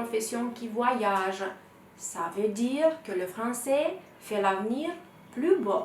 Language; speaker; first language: French; non-native, fluent; Romanian